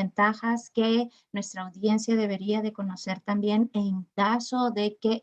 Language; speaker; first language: Spanish; native; Spanish